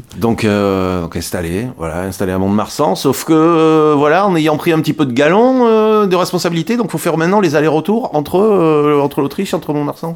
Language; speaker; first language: French; native; French